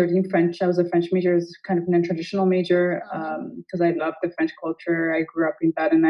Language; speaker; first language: English; non-native, fluent; Amharic